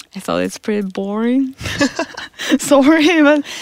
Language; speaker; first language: English; non-native, fluent; Czech